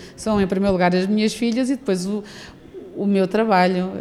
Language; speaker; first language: Portuguese; native; Portuguese